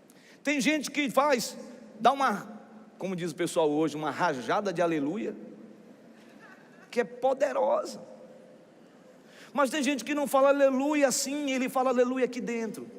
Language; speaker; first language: Portuguese; native; Portuguese